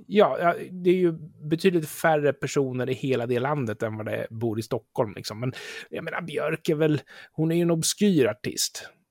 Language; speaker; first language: Swedish; native; Swedish